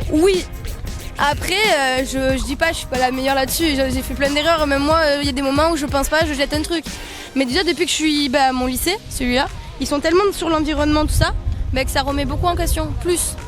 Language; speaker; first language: French; native; French